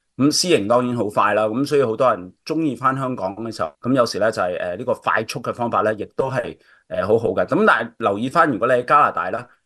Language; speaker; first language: Cantonese; native; Cantonese